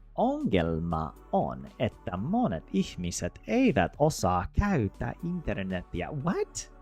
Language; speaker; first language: Finnish; non-native, learner; English